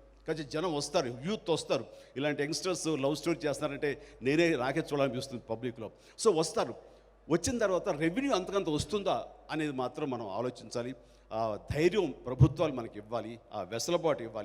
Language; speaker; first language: Telugu; native; Telugu